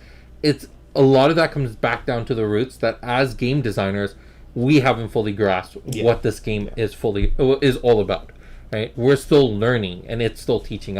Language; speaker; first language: English; native; English